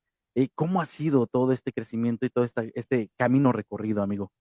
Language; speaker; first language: Spanish; native; Spanish